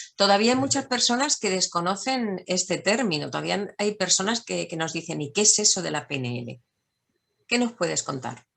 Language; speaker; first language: Spanish; native; Spanish